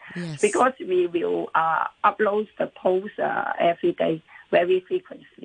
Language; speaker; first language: English; non-native, local second language; Cantonese